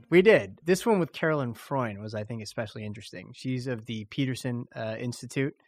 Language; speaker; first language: English; early bilingual, other home language; Spanish